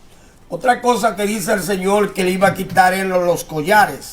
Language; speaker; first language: Spanish; native; Spanish